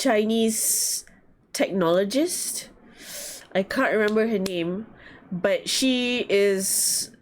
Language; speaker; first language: English; non-native, learner; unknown